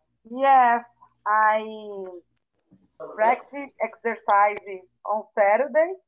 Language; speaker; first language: English; non-native, learner; Portuguese